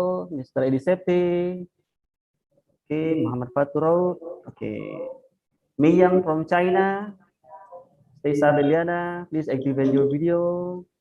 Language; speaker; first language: English; non-native, fluent; Indonesian